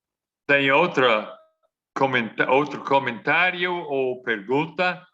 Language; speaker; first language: Portuguese; non-native, fluent; English